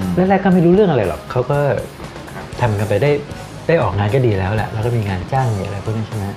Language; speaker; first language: Thai; native; Thai